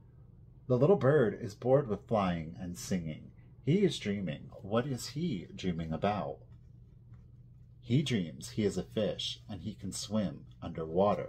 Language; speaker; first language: English; native; English